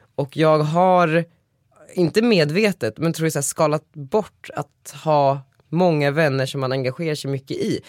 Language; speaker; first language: Swedish; native; Swedish